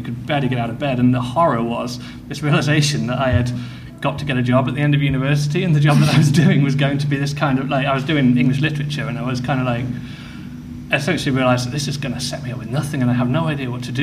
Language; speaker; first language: English; native; English